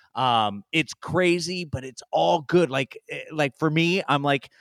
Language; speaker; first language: English; native; English